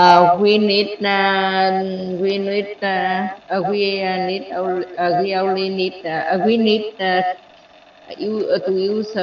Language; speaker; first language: English; non-native, learner; Vietnamese